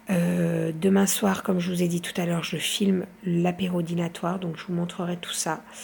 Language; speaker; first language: French; native; French